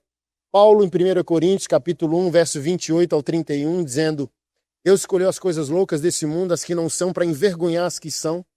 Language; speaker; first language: Portuguese; native; Portuguese